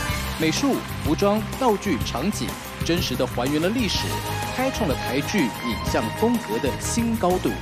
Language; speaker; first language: Chinese; native; Chinese